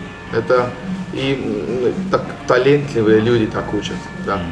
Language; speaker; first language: Russian; non-native, learner; Estonian